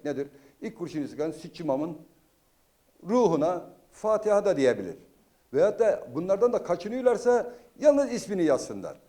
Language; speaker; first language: Turkish; native; Turkish